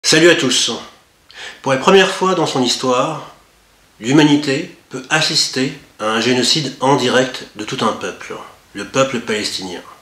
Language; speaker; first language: French; native; French